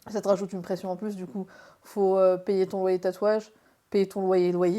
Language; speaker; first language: French; native; French